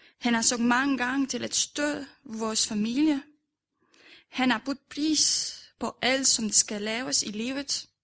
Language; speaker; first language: Danish; non-native, fluent; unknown